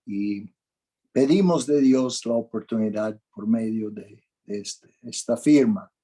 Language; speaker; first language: Spanish; non-native, fluent; English